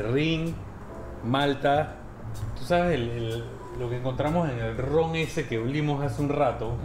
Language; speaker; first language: Spanish; native; Spanish